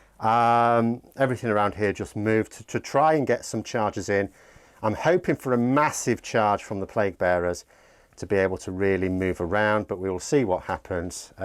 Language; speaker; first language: English; native; English